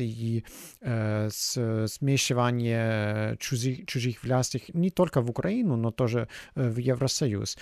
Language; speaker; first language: Russian; non-native, fluent; German